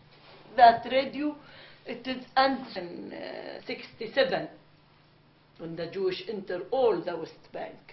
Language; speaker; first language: English; non-native, learner; Arabic